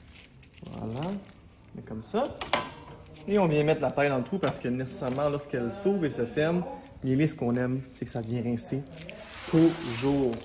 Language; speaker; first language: French; native; French